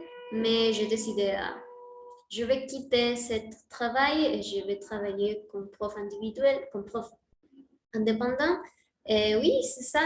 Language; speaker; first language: French; non-native, learner; Spanish